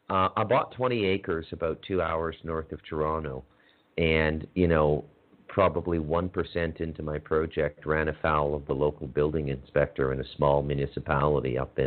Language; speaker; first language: English; native; English